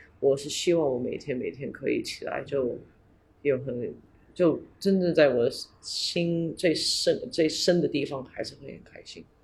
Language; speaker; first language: Chinese; early bilingual, heritage; English